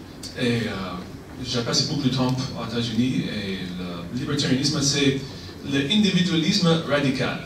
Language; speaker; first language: French; non-native, fluent; Persian